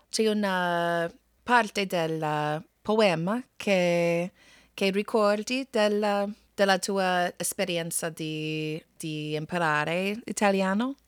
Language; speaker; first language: Italian; non-native, learner; English